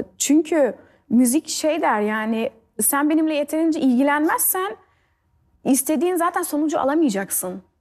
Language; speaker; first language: Turkish; early bilingual, heritage; Turkish